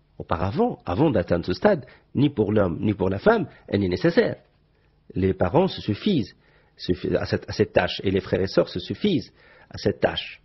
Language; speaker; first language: French; non-native, local second language; Arabic